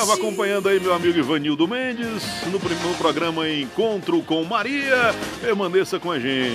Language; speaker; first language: Portuguese; native; Portuguese